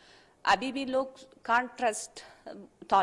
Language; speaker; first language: Hindi; non-native, learner; Persian